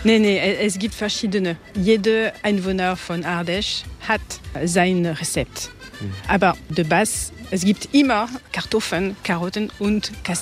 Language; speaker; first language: German; non-native, learner; French